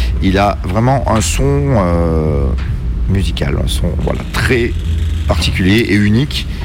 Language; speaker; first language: French; native; French